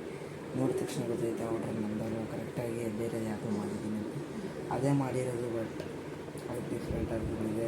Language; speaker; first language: Kannada; native; Kannada